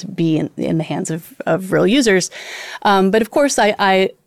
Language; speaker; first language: English; native; English